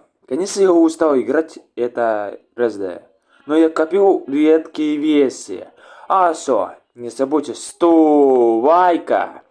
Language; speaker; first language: Russian; non-native, local second language; Latvian